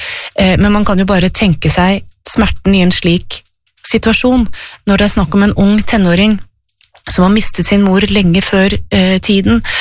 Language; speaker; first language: Norwegian; native; Norwegian